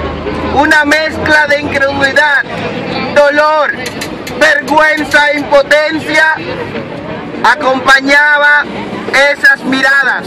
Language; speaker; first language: Spanish; native; Spanish